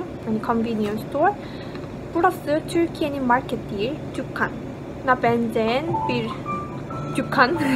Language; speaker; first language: Turkish; non-native, fluent; Korean